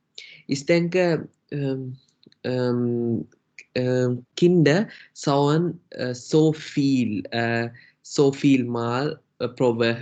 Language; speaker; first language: German; non-native, learner; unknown